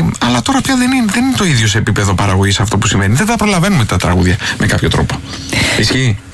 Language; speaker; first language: Greek; native; Greek